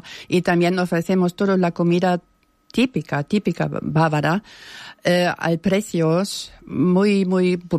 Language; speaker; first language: Spanish; non-native, fluent; German